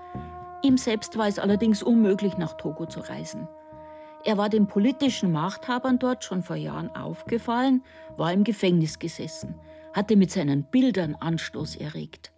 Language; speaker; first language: German; native; German